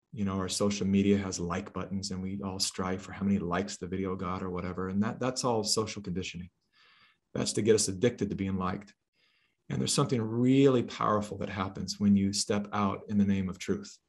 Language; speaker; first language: English; native; English